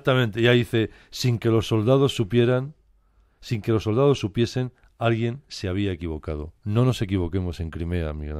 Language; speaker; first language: Spanish; native; Spanish